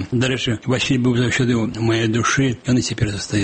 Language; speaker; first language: Belarusian; native; Belarusian